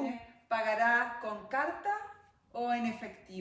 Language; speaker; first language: Spanish; non-native, learner; French